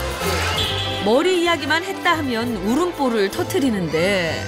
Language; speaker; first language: Korean; native; Korean